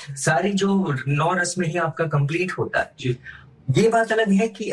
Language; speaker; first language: Hindi; non-native, local second language; Gujarati